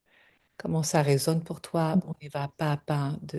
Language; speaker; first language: French; native; French